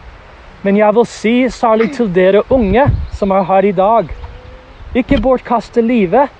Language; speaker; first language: Norwegian; non-native, fluent; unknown